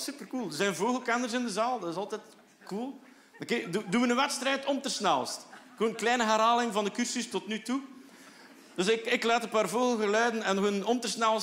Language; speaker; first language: Dutch; native; Dutch